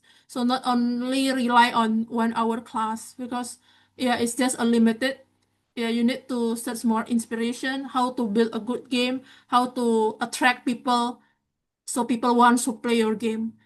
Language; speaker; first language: English; non-native, fluent; Indonesian